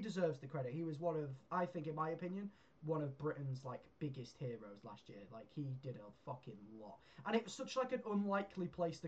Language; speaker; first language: English; native; English